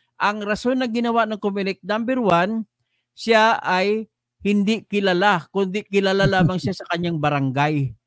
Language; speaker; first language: Filipino; non-native, local second language; Hiligaynon